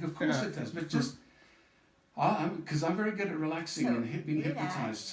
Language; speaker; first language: English; native; English